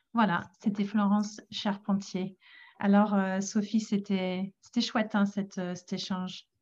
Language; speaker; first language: French; non-native, fluent; English